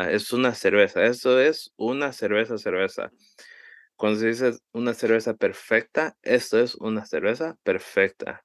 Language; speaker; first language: Spanish; early bilingual, heritage; Spanish